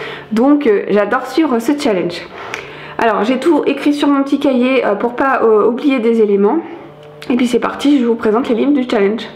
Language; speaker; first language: French; native; French